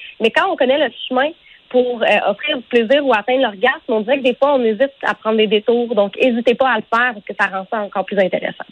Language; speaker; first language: French; native; French